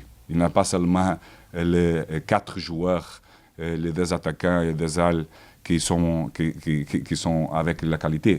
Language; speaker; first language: French; non-native, fluent; Portuguese